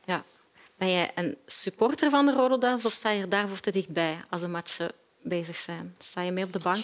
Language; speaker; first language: Dutch; native; Dutch